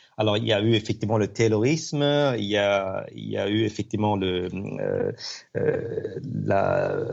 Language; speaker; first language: French; non-native, fluent; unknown